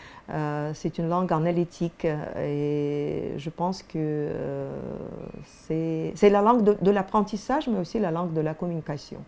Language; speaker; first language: French; non-native, fluent; Russian